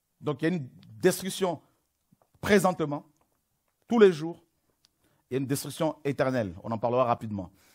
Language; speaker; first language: French; non-native, local second language; Lingala